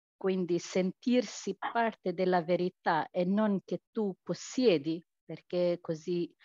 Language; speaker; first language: Italian; non-native, fluent; Albanian